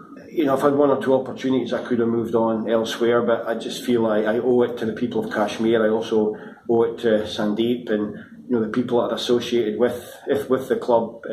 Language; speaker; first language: English; native; English